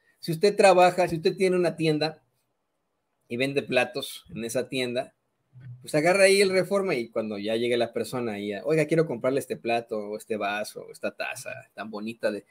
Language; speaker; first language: Spanish; native; Spanish